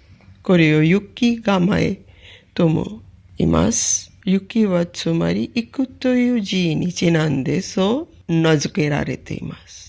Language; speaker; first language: Japanese; non-native, fluent; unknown